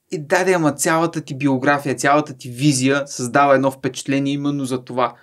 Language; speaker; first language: Bulgarian; native; Bulgarian